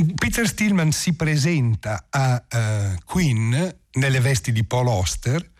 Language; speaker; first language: Italian; early bilingual, other home language; English